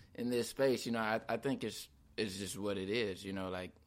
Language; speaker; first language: English; native; English